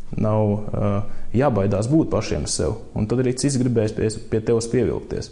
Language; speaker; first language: Latvian; native; Latvian